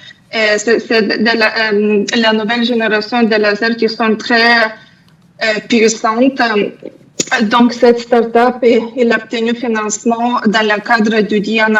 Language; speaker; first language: French; non-native, fluent; Lithuanian